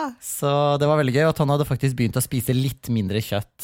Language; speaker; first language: Norwegian; native; Norwegian